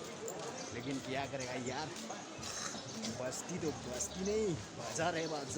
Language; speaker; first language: Hindi; non-native, local second language; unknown